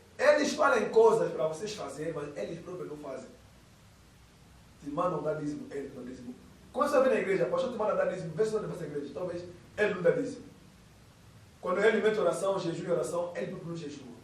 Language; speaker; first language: Portuguese; non-native, fluent; Lingala